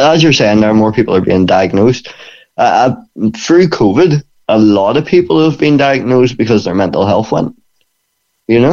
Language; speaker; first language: English; native; English